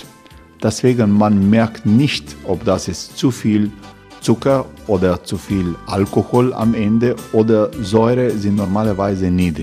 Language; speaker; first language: German; non-native, fluent; Croatian